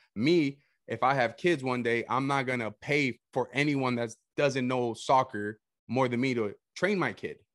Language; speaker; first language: English; early bilingual, other home language; Spanish